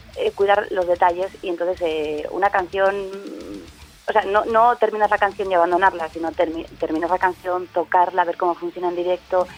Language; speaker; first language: Spanish; native; Spanish